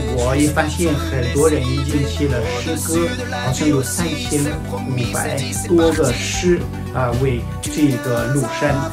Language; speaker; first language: Chinese; non-native, fluent; French